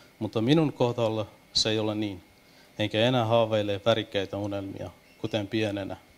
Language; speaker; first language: Finnish; non-native, fluent; Persian